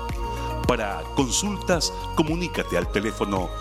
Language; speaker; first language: Spanish; native; Spanish